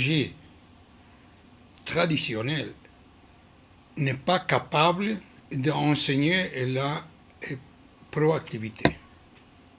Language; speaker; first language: French; non-native, learner; Hebrew